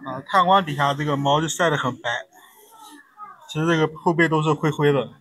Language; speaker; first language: Chinese; native; Chinese